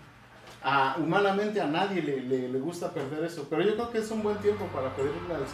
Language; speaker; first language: Spanish; native; Spanish